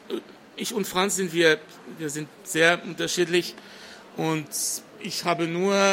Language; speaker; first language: German; non-native, fluent; French